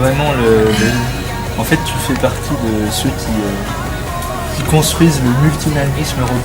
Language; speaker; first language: French; native; French